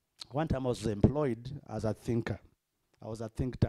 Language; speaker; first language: English; non-native, local second language; Swahili